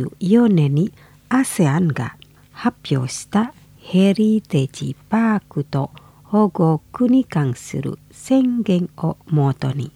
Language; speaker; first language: Japanese; non-native, fluent; Indonesian